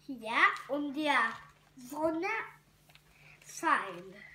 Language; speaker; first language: German; non-native, learner; Hungarian